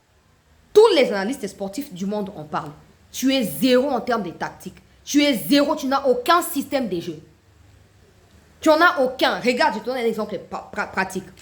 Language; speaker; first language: French; non-native, local second language; Lingala